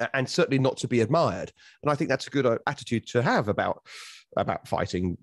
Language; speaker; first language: English; native; English